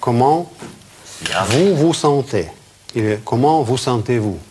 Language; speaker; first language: French; non-native, fluent; Russian